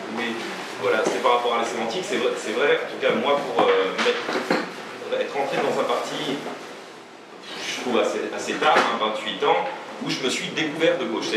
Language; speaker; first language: French; native; French